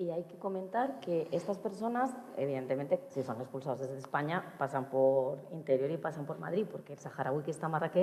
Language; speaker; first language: Spanish; native; Spanish